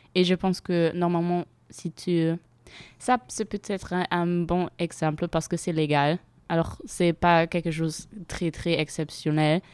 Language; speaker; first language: French; non-native, fluent; German